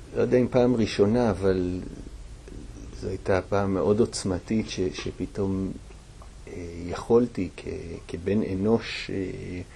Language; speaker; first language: Hebrew; native; Hebrew